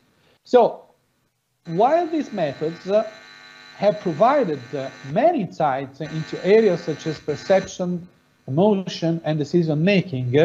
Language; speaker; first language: English; non-native, fluent; Italian